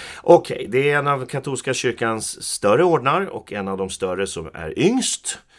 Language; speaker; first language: Swedish; native; Swedish